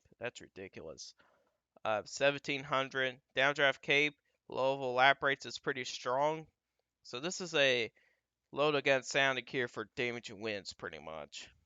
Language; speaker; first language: English; native; English